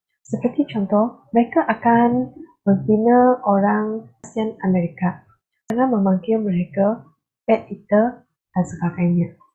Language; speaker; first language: Malay; non-native, local second language; Chinese